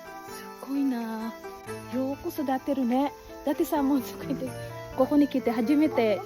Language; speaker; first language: Japanese; non-native, learner; Filipino